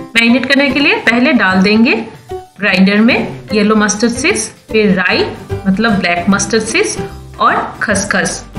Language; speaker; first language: Hindi; non-native, local second language; Bangla